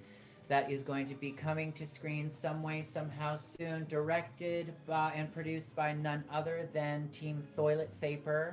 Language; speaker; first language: English; native; English